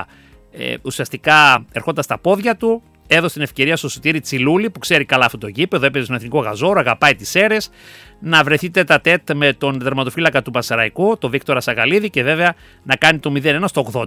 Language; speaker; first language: Greek; native; Greek